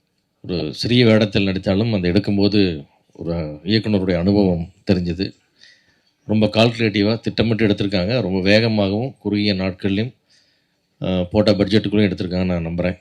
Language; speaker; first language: Tamil; native; Tamil